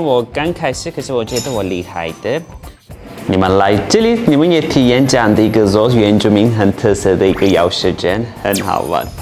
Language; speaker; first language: Chinese; non-native, fluent; Turkish